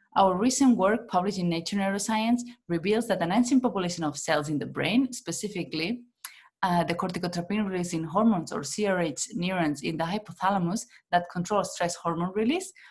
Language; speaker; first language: English; non-native, fluent; Spanish